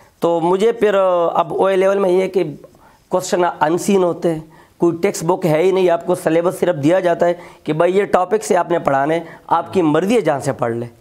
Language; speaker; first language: Urdu; non-native, local second language; Pashto